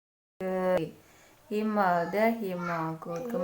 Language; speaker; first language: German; non-native, learner; Indonesian